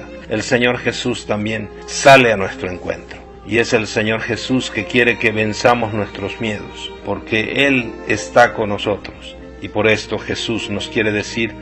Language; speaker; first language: Spanish; native; Spanish